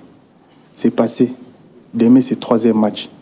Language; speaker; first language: French; non-native, local second language; Lingala